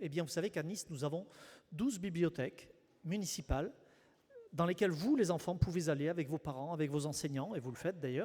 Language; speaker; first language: French; native; French